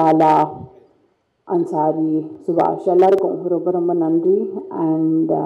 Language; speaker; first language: Tamil; non-native, learner; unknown